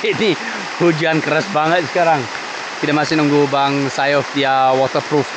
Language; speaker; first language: Indonesian; non-native, fluent; English